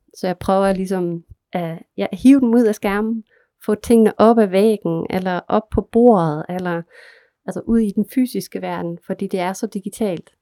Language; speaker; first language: Danish; non-native, fluent; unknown